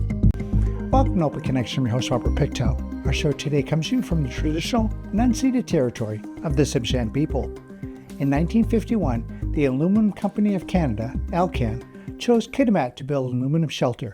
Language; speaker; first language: English; native; English